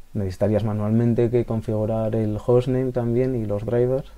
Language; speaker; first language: Spanish; native; Spanish